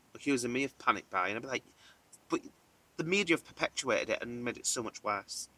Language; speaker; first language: English; native; English